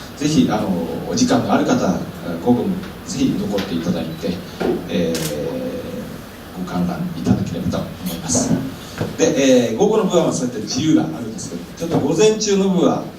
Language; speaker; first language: Japanese; native; Japanese